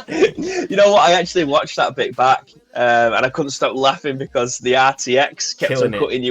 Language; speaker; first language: English; native; English